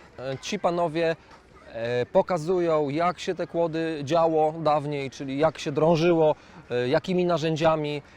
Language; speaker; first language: Polish; native; Polish